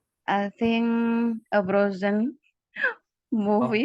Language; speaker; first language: English; non-native, learner; Indonesian